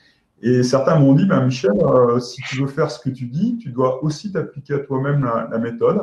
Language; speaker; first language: French; native; French